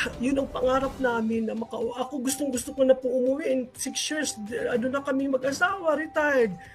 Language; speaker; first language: Filipino; non-native, local second language; Waray